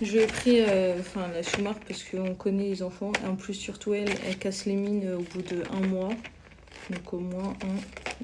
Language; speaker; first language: French; native; French